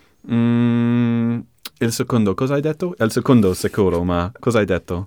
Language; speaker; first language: Italian; non-native, learner; English